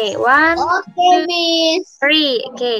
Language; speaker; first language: English; non-native, learner; Indonesian